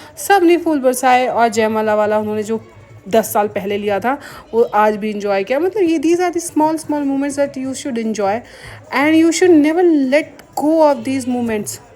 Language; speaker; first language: Hindi; native; Hindi